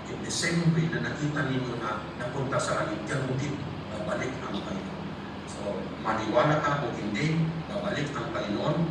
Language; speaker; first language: Filipino; non-native, local second language; Cebuano